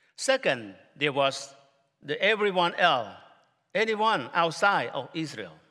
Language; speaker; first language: English; non-native, fluent; Khmer